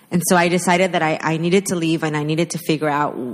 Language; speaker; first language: English; early bilingual, other home language; Spanish